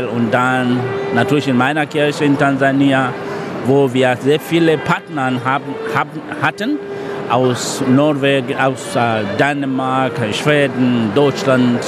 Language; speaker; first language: German; non-native, fluent; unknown